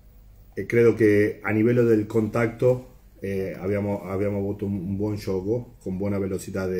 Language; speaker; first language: Italian; non-native, fluent; Spanish